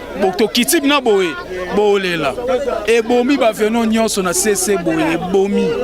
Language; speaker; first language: Lingala; native; Lingala